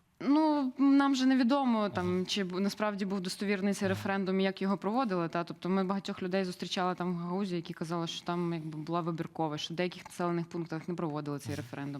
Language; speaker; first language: Ukrainian; native; Ukrainian